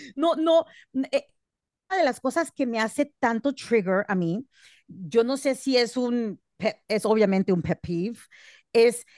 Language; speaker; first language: Spanish; early bilingual, heritage; Spanish